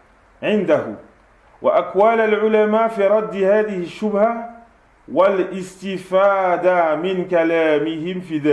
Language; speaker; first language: Arabic; non-native, fluent; French